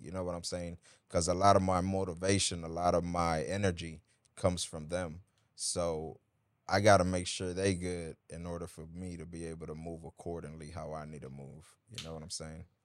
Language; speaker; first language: English; early bilingual, other home language; Spanish